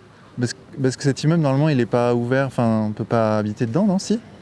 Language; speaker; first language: French; native; French